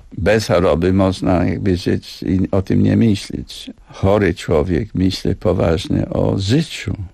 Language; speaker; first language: Polish; non-native, fluent; English